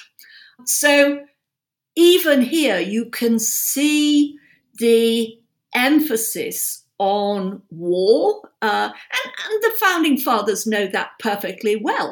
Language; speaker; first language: English; native; English